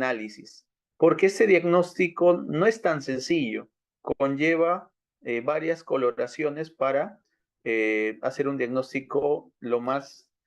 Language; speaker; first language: Spanish; native; Spanish